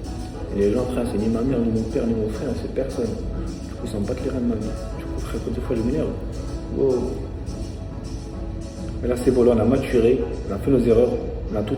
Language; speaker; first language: French; non-native, local second language; Arabic